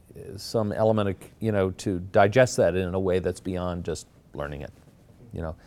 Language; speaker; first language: English; native; English